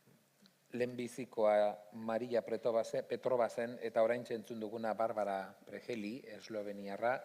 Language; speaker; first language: Basque; native; Basque